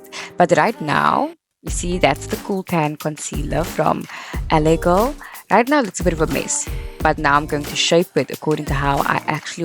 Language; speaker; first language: English; native; English